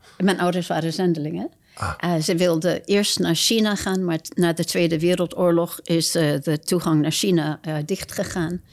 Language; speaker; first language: Dutch; non-native, fluent; English